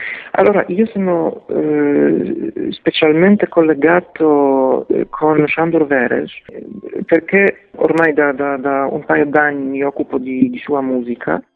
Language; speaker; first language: Italian; non-native, fluent; Polish